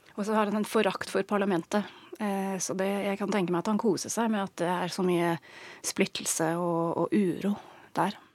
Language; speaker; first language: Norwegian; non-native, fluent; English